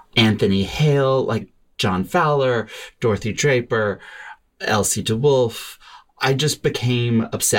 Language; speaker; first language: English; native; English